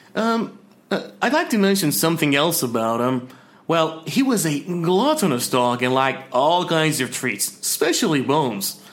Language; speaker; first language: English; non-native, fluent; Persian